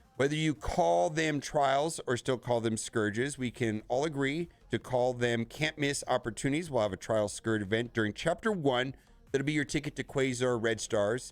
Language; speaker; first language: English; native; English